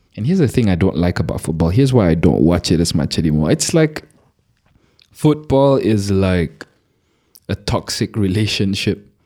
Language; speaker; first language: English; non-native, local second language; Malay